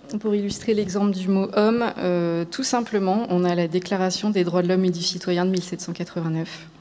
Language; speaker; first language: French; native; French